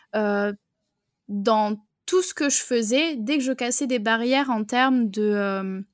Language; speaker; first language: French; native; French